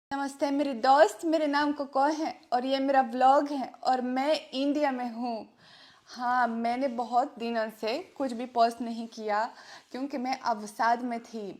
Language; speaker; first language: Hindi; non-native, fluent; Russian